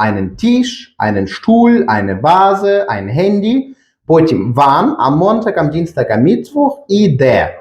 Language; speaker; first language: German; non-native, fluent; Ukrainian